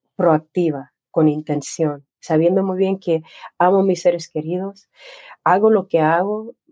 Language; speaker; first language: Spanish; native; Spanish